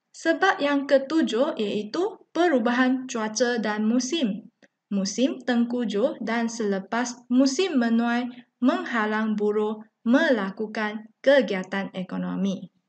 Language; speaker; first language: Malay; non-native, local second language; Chinese